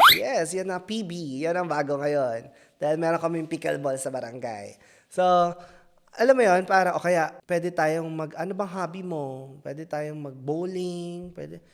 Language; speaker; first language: Filipino; native; Filipino